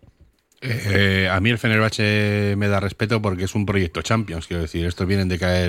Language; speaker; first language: Spanish; native; Spanish